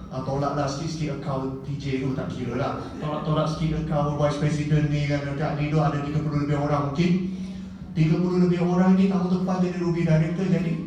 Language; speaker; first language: Malay; non-native, local second language; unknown